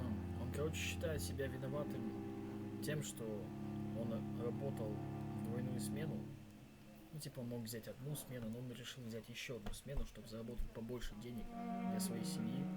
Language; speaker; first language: Russian; native; Russian